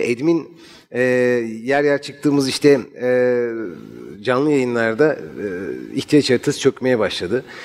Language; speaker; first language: Turkish; native; Turkish